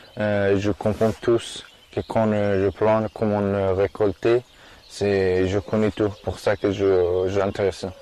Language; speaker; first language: French; non-native, learner; Persian